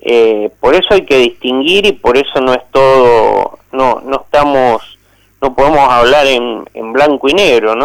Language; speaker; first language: Spanish; native; Spanish